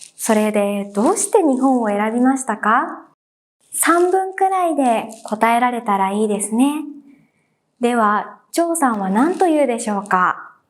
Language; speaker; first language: Japanese; native; Japanese